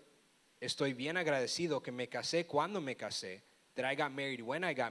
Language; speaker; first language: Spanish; early bilingual, heritage; Spanish